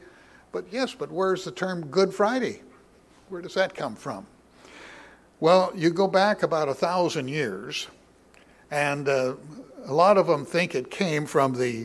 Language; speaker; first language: English; native; English